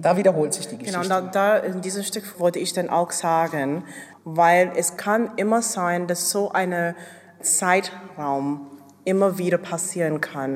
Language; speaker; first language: German; non-native, fluent; English